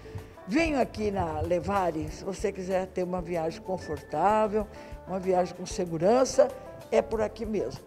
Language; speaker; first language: Portuguese; native; Portuguese